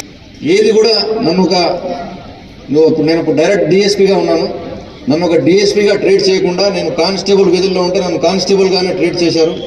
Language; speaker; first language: Telugu; native; Telugu